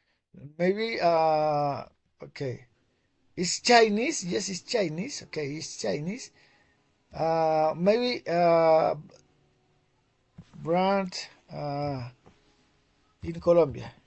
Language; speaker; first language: English; non-native, fluent; Spanish